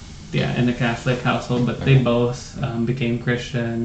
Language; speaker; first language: English; non-native, local second language; Filipino